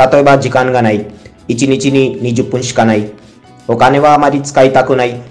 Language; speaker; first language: Japanese; non-native, fluent; Hindi